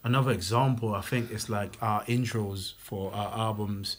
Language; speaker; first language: English; non-native, fluent; French